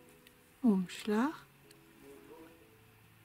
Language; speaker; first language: German; non-native, fluent; French